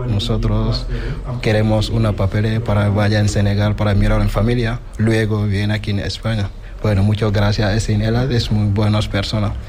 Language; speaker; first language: Spanish; non-native, learner; Wolof